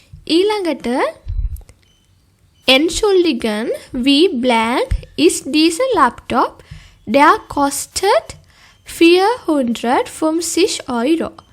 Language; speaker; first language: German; non-native, fluent; Sinhala